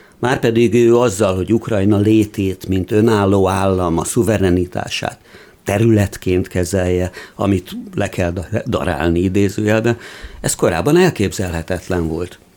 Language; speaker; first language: Hungarian; native; Hungarian